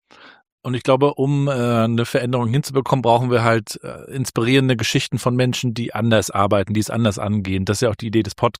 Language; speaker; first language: German; native; German